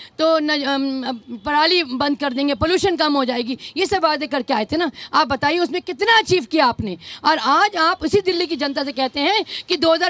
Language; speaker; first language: Hindi; native; Hindi